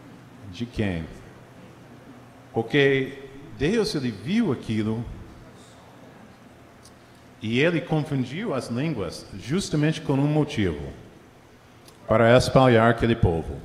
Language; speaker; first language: Portuguese; non-native, fluent; English